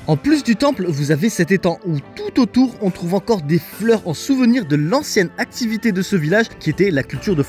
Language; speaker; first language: French; native; French